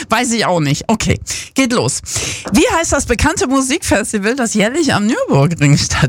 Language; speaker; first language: German; native; German